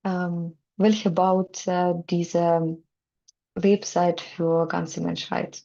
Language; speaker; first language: German; non-native, learner; Russian